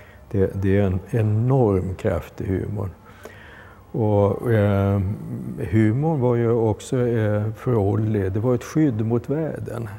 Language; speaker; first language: Swedish; native; Swedish